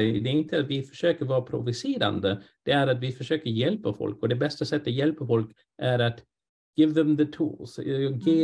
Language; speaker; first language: Swedish; non-native, fluent; English